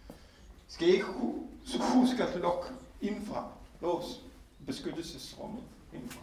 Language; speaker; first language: Danish; non-native, fluent; Hebrew